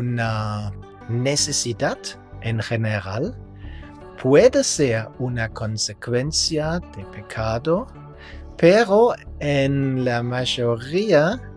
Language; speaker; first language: Spanish; non-native, fluent; German